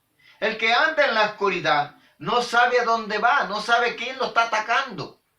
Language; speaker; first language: Spanish; native; Spanish